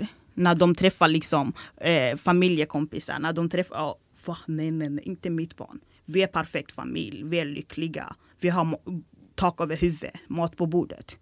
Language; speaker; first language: Swedish; early bilingual, other home language; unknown